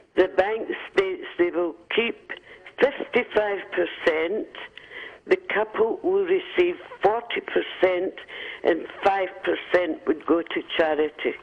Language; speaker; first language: English; non-native, fluent; Finnish